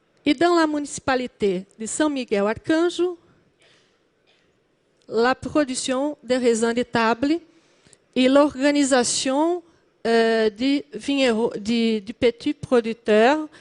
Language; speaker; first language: French; non-native, learner; Portuguese